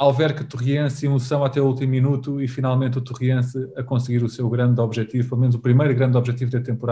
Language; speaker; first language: Portuguese; native; Portuguese